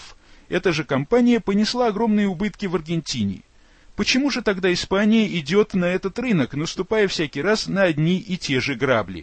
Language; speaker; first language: Russian; native; Russian